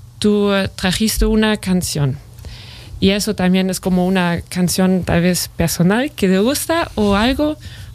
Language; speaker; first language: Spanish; non-native, fluent; German